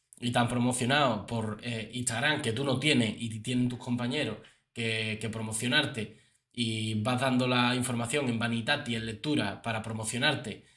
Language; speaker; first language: Spanish; native; Spanish